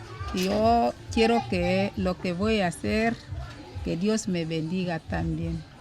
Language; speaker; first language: Spanish; non-native, local second language; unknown